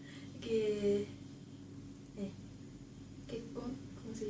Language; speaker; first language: Spanish; non-native, learner; Japanese